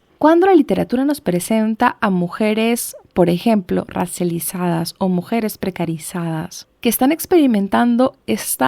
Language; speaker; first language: Spanish; native; Spanish